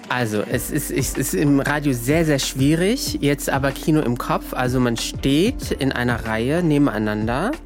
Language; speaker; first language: German; early bilingual, other home language; Arabic